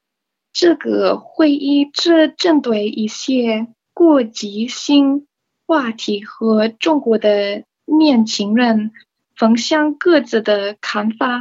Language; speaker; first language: Chinese; non-native, learner; English